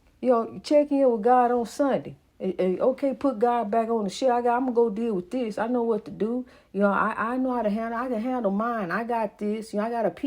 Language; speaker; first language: English; native; English